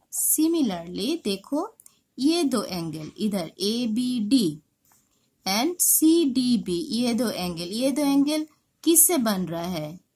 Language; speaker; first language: Hindi; non-native, local second language; Bangla